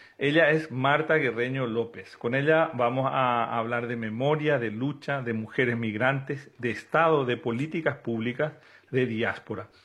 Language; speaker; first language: Spanish; native; Spanish